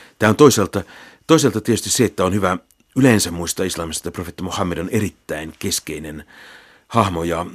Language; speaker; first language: Finnish; native; Finnish